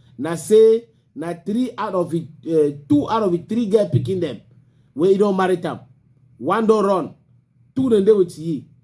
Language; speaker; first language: Nigerian Pidgin; native; Nigerian Pidgin